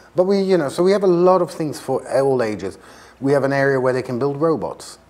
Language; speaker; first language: English; native; English